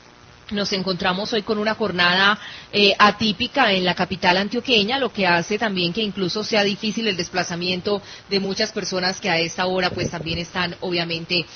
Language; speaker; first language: Spanish; native; Spanish